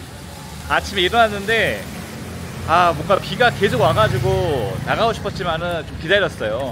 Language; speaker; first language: Korean; native; Korean